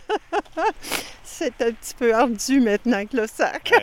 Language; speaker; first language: French; native; French